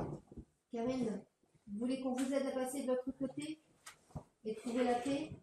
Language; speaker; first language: French; native; French